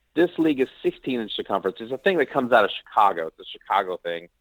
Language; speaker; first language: English; native; English